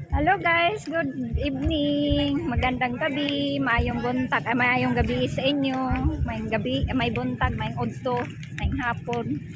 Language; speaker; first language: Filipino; non-native, local second language; Cebuano